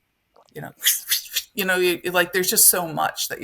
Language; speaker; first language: English; native; English